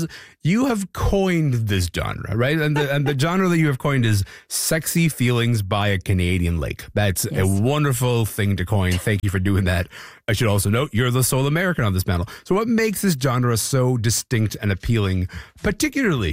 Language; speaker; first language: English; native; English